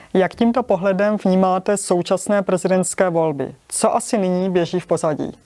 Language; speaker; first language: Czech; native; Czech